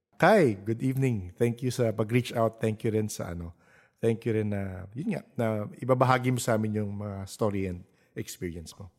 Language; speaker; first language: Filipino; native; Filipino